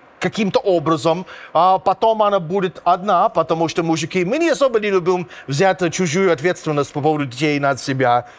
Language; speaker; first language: Russian; non-native, fluent; English